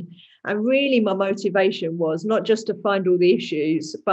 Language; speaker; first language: English; native; English